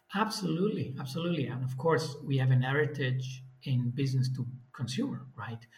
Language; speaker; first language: English; non-native, fluent; Italian